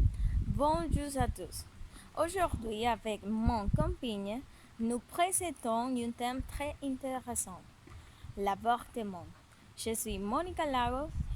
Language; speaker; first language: French; non-native, learner; Spanish